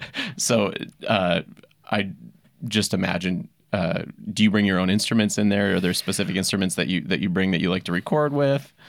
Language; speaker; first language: English; native; English